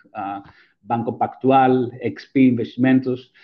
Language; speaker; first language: Portuguese; non-native, fluent; Greek